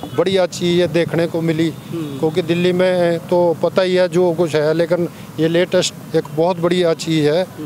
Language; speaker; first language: Hindi; native; Hindi